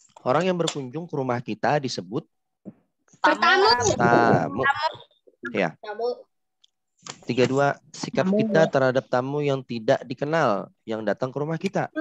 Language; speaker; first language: Indonesian; native; Indonesian